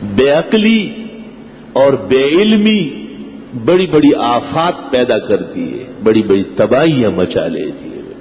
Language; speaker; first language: Urdu; non-native, local second language; Pashto